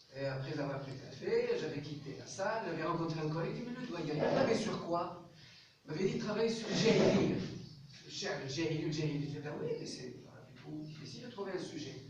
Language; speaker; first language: French; non-native, local second language; Arabic